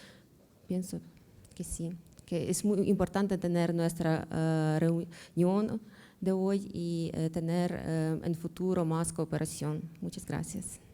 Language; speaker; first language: Spanish; non-native, learner; Ukrainian